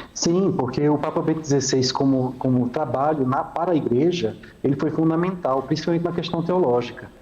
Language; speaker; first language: Portuguese; native; Portuguese